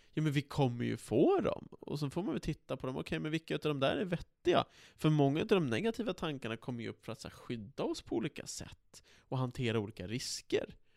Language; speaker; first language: Swedish; native; Swedish